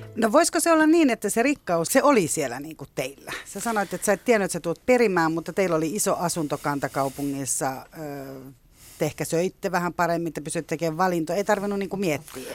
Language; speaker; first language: Finnish; native; Finnish